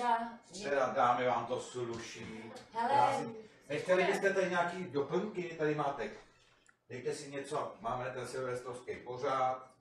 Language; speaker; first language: Czech; native; Czech